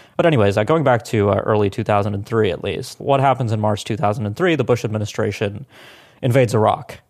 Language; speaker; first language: English; non-native, local second language; Hindi